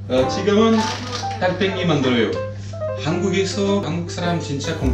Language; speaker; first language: Korean; non-native, learner; French